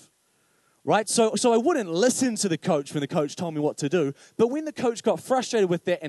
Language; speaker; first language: English; native; English